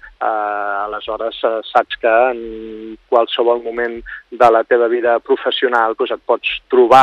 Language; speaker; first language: Catalan; native; Catalan